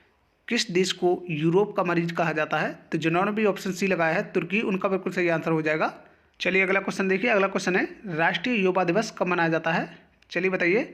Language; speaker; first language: Hindi; native; Hindi